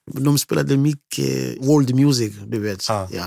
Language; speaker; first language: Swedish; non-native, learner; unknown